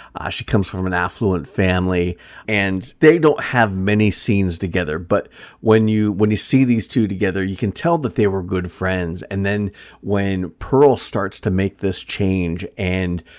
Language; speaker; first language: English; early bilingual, other home language; German